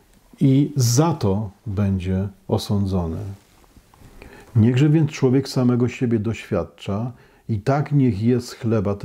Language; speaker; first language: Polish; native; Polish